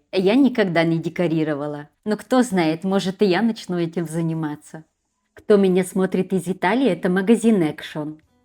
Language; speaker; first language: Russian; native; Russian